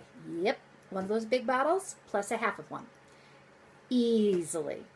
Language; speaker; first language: English; native; English